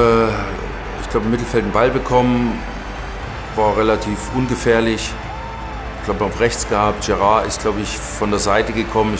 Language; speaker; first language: German; native; German